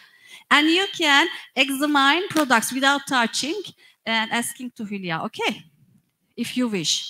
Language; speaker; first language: English; non-native, fluent; Turkish